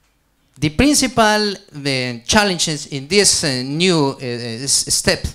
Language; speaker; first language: English; non-native, learner; Spanish